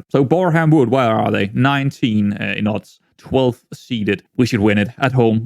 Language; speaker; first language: English; non-native, fluent; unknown